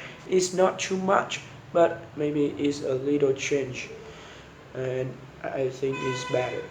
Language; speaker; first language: English; non-native, learner; Vietnamese